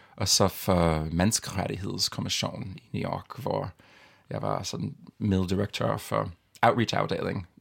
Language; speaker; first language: Danish; non-native, fluent; English